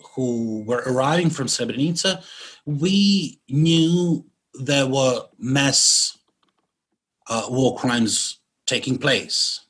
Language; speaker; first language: English; non-native, fluent; Bosnian